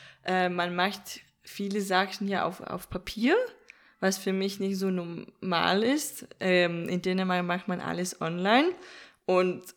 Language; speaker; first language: German; non-native, fluent; Danish